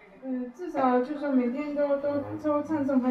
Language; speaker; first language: Chinese; native; Chinese